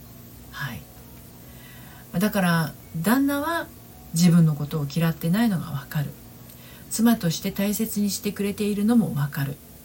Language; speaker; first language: Japanese; native; Japanese